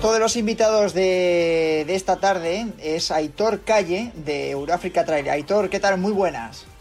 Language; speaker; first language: Spanish; native; Spanish